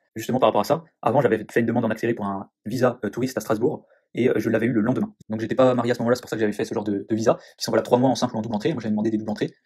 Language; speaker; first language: French; native; French